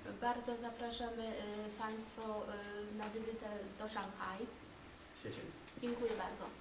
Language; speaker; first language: Polish; non-native, learner; Chinese